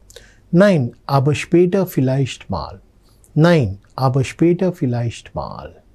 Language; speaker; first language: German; non-native, fluent; Telugu